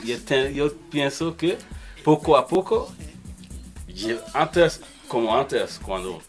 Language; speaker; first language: Spanish; non-native, learner; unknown